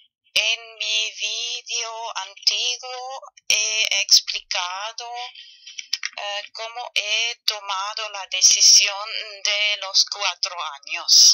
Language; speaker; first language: Spanish; non-native, fluent; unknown